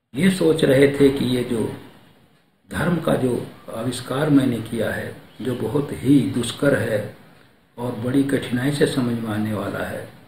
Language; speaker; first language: Hindi; native; Hindi